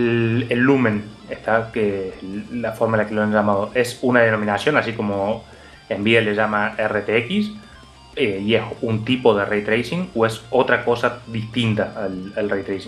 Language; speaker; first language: Spanish; native; Spanish